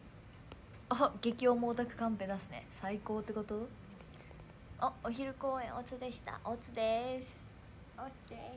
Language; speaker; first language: Japanese; native; Japanese